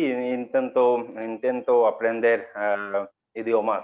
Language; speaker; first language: Spanish; non-native, learner; Bangla